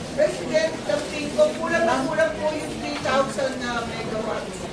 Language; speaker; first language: Filipino; native; Filipino